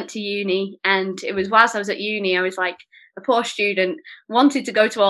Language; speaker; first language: English; native; English